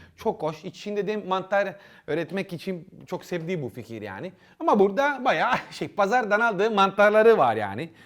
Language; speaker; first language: Turkish; non-native, learner; Italian